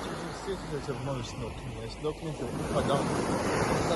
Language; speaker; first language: French; non-native, fluent; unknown